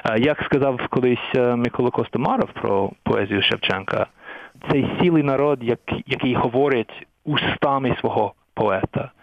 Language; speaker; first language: Ukrainian; non-native, fluent; English